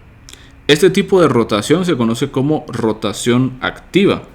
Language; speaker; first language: Spanish; native; Spanish